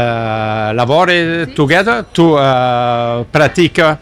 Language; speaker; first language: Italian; non-native, learner; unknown